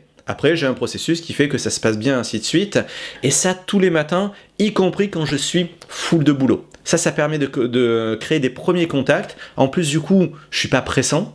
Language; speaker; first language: French; native; French